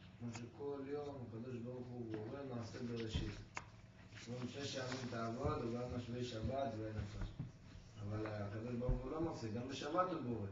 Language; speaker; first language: Hebrew; non-native, local second language; English